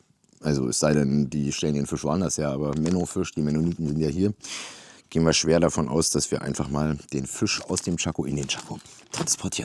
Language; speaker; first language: German; native; German